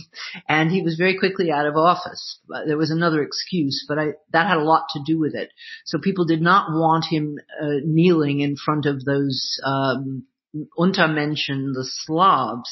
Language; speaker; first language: English; native; English